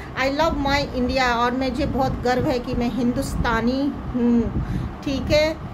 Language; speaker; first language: Hindi; native; Hindi